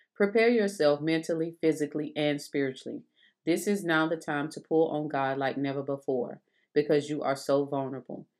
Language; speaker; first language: English; native; English